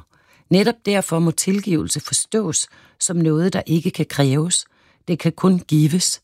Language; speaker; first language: Danish; native; Danish